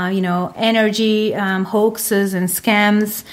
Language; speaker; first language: English; non-native, fluent; Turkish